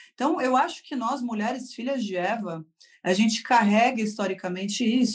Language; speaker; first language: Portuguese; native; Portuguese